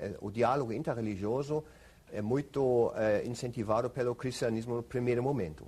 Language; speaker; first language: Portuguese; non-native, fluent; German